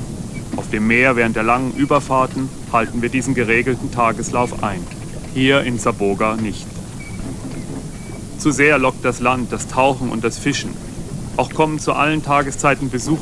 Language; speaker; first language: German; native; German